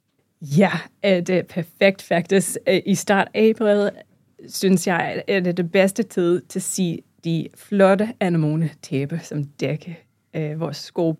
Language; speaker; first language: Danish; non-native, fluent; English